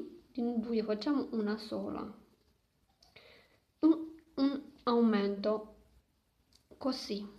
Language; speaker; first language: Italian; non-native, learner; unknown